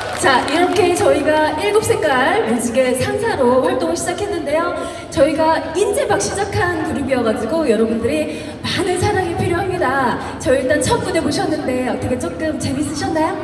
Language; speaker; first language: Korean; native; Korean